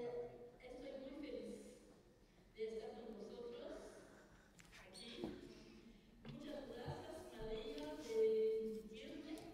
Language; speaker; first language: Spanish; non-native, learner; French